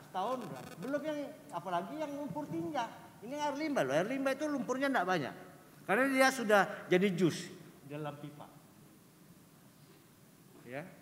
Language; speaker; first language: Indonesian; native; Indonesian